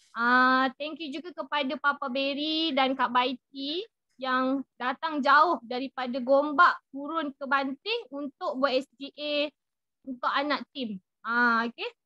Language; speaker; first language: Malay; native; Malay